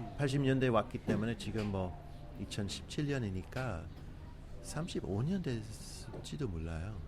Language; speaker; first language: Korean; non-native, fluent; English